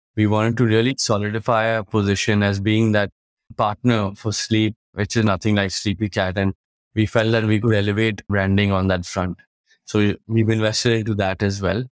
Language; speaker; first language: English; non-native, local second language; Hindi